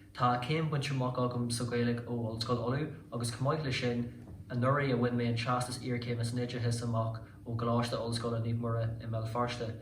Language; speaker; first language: Irish; non-native, local second language; English